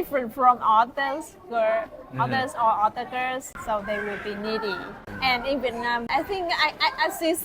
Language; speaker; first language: English; non-native, learner; Vietnamese